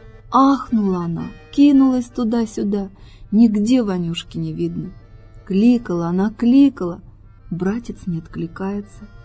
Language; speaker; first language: Russian; native; Russian